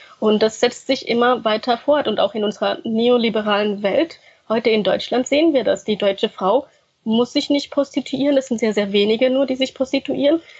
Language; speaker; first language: German; early bilingual, other home language; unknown